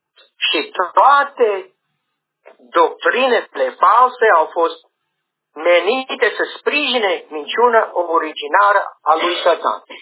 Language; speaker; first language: Romanian; non-native, learner; English